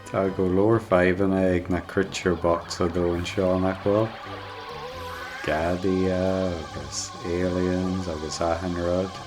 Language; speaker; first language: Irish; non-native, local second language; English